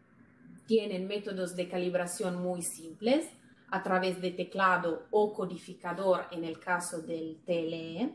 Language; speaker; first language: Spanish; non-native, fluent; Italian